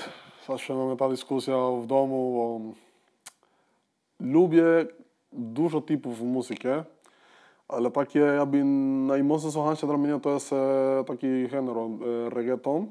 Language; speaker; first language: Polish; non-native, fluent; Spanish